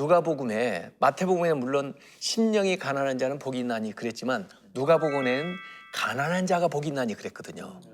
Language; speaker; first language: Korean; native; Korean